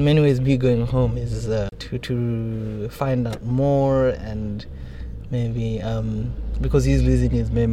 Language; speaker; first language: English; non-native, local second language; Tswana